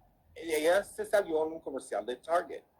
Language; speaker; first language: Spanish; early bilingual, heritage; English